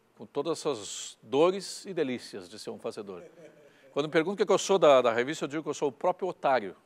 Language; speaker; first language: Portuguese; native; Portuguese